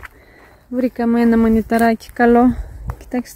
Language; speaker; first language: Greek; native; Greek